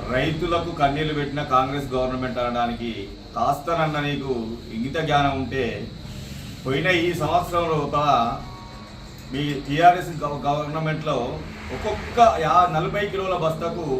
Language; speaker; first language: Telugu; native; Telugu